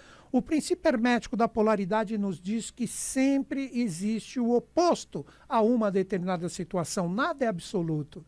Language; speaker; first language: Portuguese; native; Portuguese